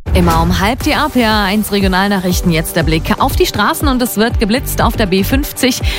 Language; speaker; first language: German; native; German